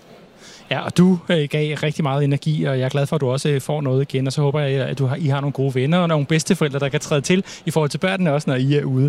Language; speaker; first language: Danish; native; Danish